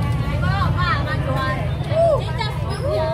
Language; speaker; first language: Korean; non-native, learner; Vietnamese